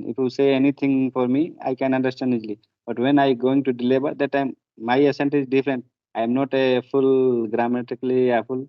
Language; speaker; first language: English; non-native, learner; Hindi